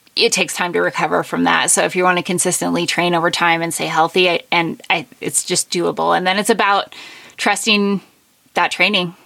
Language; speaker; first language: English; native; English